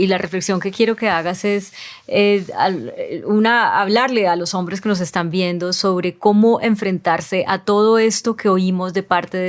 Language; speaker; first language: Spanish; native; Spanish